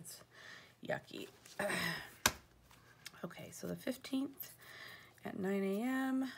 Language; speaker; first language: English; native; English